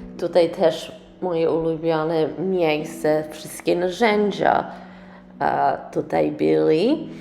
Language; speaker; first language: Polish; early bilingual, heritage; English